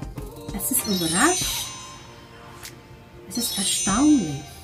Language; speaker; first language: German; non-native, fluent; Indonesian